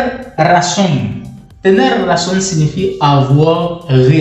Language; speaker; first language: Spanish; non-native, learner; Haitian Creole